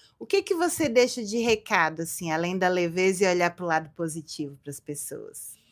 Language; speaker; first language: Portuguese; native; Portuguese